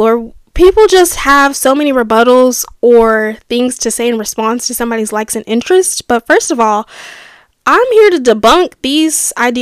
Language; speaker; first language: English; native; English